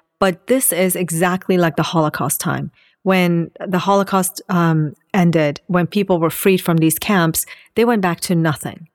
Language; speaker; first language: English; non-native, fluent; Assyrian Neo-Aramaic